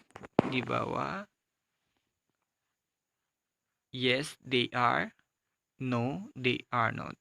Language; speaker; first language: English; non-native, fluent; Indonesian